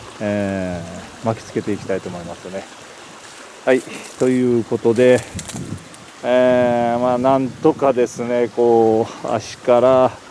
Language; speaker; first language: Japanese; native; Japanese